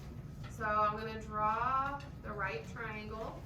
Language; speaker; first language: English; native; English